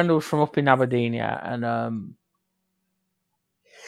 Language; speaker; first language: English; native; English